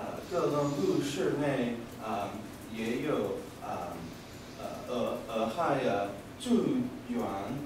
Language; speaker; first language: Chinese; non-native, learner; English